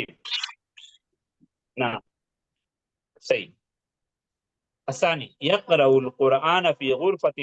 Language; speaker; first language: Arabic; non-native, fluent; Urdu